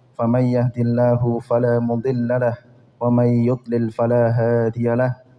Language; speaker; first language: Indonesian; non-native, local second language; Javanese